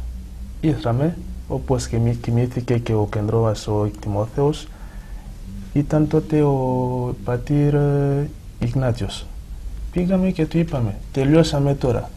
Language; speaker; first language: Greek; non-native, fluent; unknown